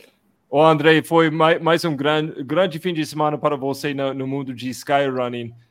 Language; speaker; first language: Portuguese; non-native, fluent; English